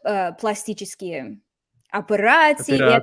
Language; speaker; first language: Russian; non-native, fluent; English